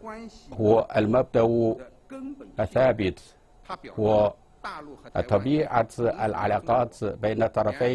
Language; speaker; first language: Arabic; non-native, fluent; Chinese